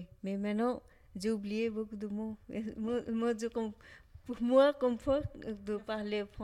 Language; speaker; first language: French; non-native, learner; Bangla